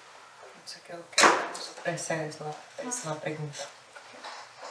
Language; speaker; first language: Spanish; non-native, fluent; Czech